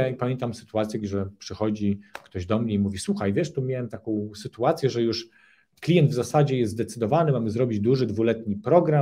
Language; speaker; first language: Polish; native; Polish